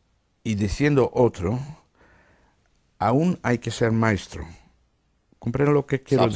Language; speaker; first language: Spanish; non-native, fluent; Dutch